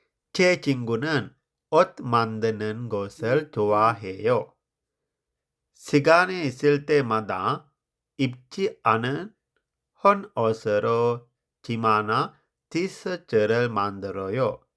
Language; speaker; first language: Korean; non-native, fluent; Sinhala